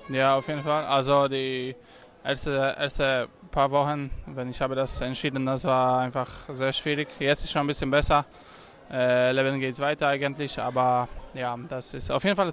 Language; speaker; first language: German; non-native, learner; Polish